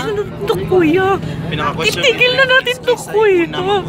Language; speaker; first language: Filipino; non-native, local second language; Cebuano